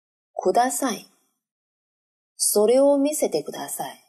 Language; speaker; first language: Japanese; non-native, learner; Chinese